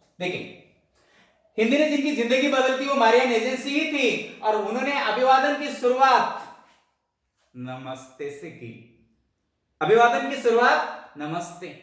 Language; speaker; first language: Hindi; non-native, local second language; Marathi